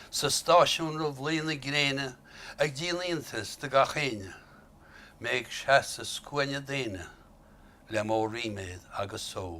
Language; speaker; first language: Irish; native; Irish